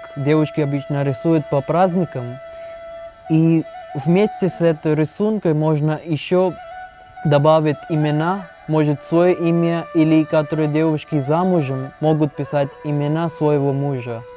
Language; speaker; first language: Russian; non-native, learner; Hindi